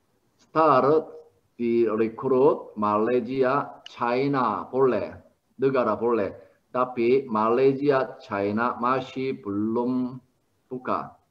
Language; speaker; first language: Indonesian; non-native, learner; Korean